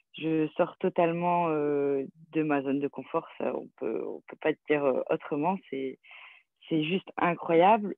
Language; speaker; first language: French; native; French